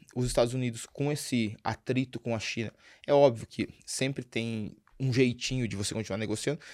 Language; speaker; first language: Portuguese; native; Portuguese